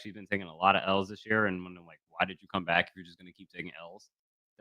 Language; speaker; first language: English; native; English